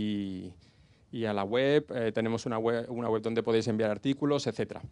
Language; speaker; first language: Spanish; native; Spanish